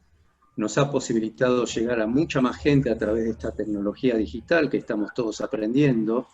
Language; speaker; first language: Spanish; native; Spanish